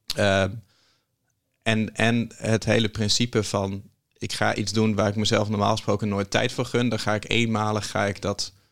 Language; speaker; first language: Dutch; native; Dutch